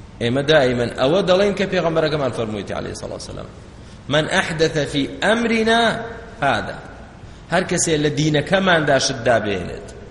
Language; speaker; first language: Central Kurdish; non-native, local second language; Kurdish